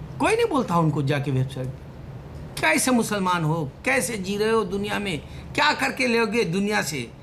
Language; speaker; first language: Urdu; native; Urdu